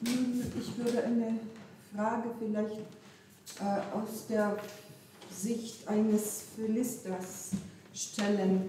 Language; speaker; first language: German; non-native, fluent; Ukrainian